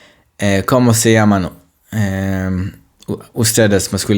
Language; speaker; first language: Spanish; non-native, fluent; Hebrew